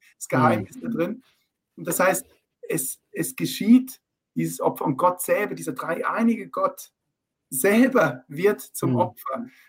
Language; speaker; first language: German; early bilingual, heritage; German